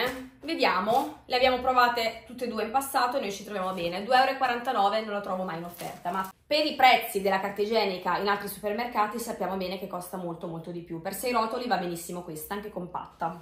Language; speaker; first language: Italian; native; Italian